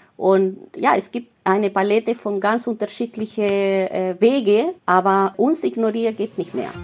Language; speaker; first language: German; non-native, fluent; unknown